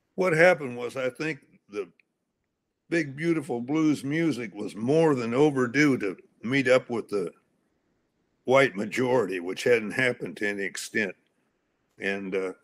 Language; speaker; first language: English; native; English